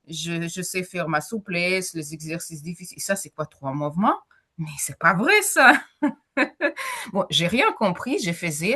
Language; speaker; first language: French; non-native, fluent; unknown